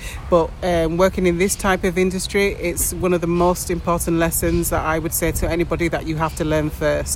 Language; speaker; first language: English; native; English